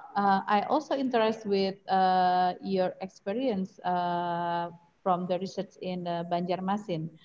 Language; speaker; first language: English; non-native, fluent; Indonesian